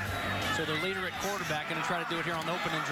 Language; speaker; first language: English; native; English